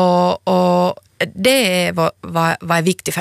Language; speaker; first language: Swedish; non-native, local second language; Finnish